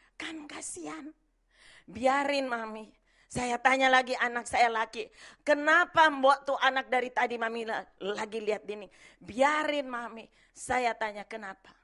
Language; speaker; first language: Indonesian; native; Indonesian